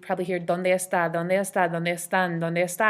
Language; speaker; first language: Spanish; non-native, fluent; English